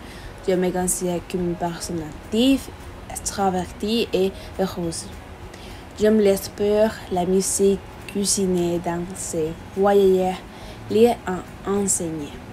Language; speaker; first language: French; non-native, fluent; Spanish